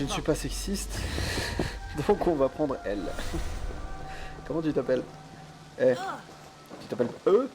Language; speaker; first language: French; native; French